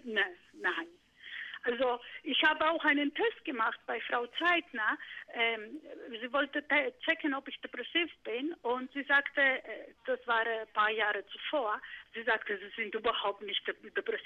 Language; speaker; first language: German; non-native, fluent; Greek